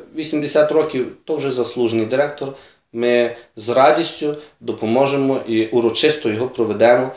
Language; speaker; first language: Ukrainian; native; Ukrainian